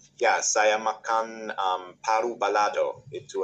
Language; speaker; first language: Indonesian; non-native, learner; English